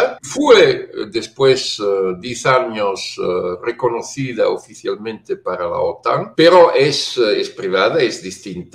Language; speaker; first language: Spanish; non-native, fluent; Italian